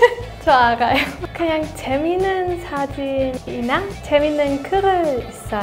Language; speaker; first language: Korean; non-native, learner; German